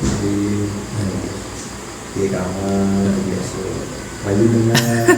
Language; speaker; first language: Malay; non-native, local second language; Javanese